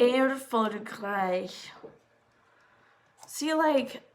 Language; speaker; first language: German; non-native, learner; English